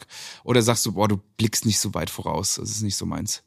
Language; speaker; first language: German; native; German